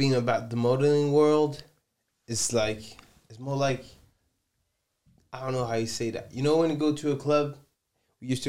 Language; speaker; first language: English; non-native, fluent; French